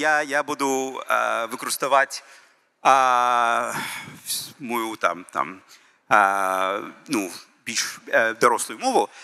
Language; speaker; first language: Ukrainian; early bilingual, heritage; Ukrainian